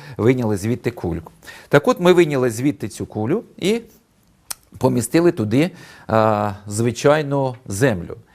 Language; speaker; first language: Ukrainian; native; Ukrainian